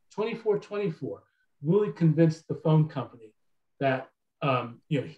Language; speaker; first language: English; native; English